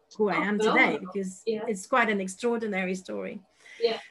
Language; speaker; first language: English; non-native, fluent; French